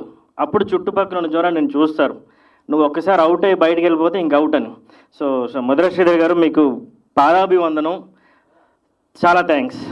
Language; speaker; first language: Telugu; native; Telugu